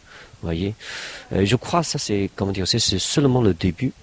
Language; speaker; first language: French; non-native, fluent; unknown